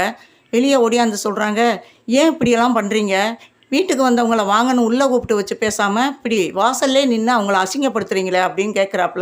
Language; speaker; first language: Tamil; native; Tamil